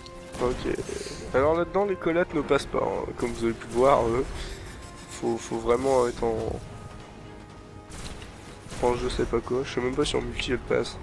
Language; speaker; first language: French; native; French